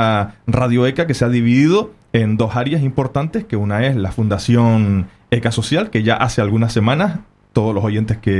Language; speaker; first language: Spanish; native; Spanish